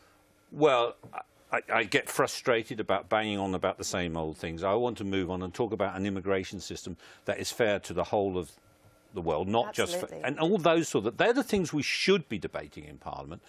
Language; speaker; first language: English; native; English